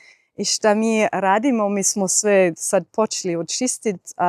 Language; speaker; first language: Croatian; non-native, fluent; German